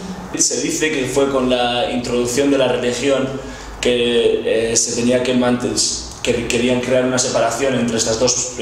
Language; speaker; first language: Spanish; non-native, local second language; Basque